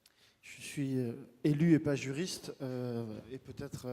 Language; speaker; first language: French; native; French